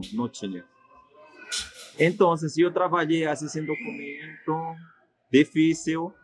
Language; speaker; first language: Portuguese; non-native, fluent; Spanish